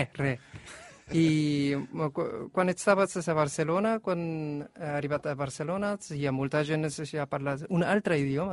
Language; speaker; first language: Catalan; non-native, learner; Korean